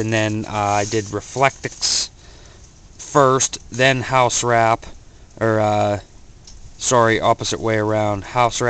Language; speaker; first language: English; native; English